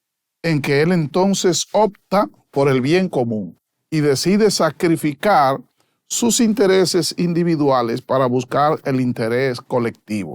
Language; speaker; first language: Spanish; native; Spanish